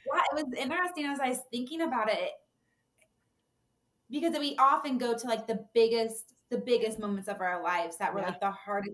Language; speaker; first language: English; native; English